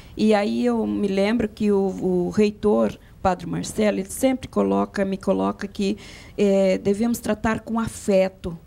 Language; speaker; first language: Portuguese; native; Portuguese